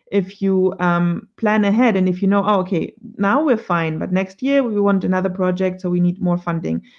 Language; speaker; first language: English; non-native, fluent; German